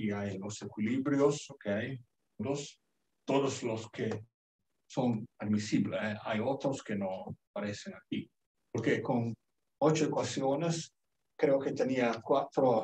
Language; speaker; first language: Spanish; non-native, learner; Italian